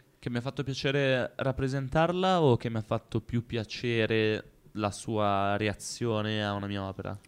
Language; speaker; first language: Italian; native; Italian